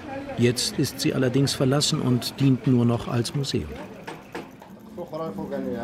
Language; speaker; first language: German; native; German